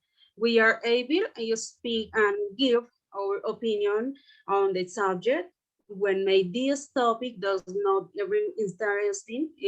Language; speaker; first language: English; non-native, learner; Spanish